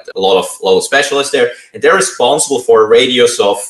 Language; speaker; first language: English; non-native, fluent; Swiss German